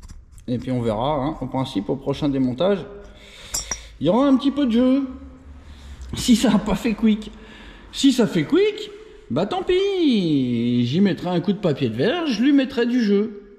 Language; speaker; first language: French; native; French